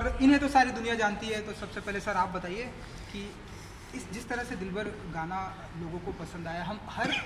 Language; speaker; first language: Hindi; native; Hindi